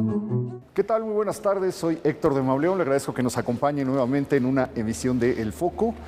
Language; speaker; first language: Spanish; native; Spanish